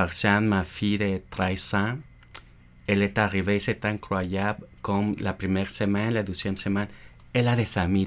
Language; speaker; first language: French; non-native, learner; Spanish